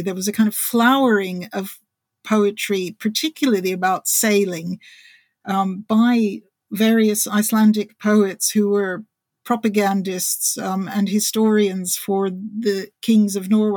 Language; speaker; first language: English; native; English